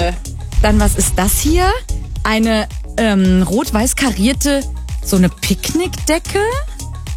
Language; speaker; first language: German; native; German